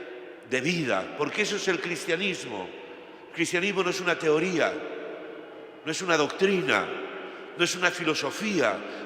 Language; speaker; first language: Spanish; native; Spanish